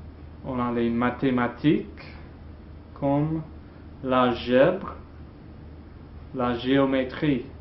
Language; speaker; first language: French; non-native, fluent; English